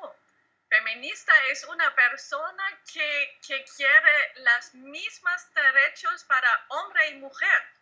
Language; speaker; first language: Spanish; non-native, learner; German